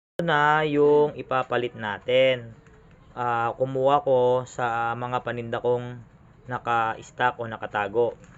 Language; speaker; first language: Filipino; non-native, local second language; Pampanga